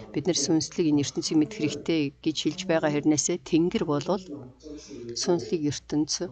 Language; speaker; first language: Mongolian; non-native, fluent; Korean